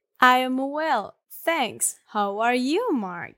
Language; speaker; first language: English; non-native, learner; Spanish